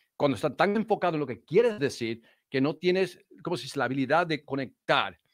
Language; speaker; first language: Spanish; early bilingual, heritage; Spanish